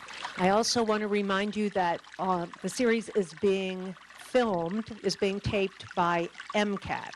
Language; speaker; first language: English; native; English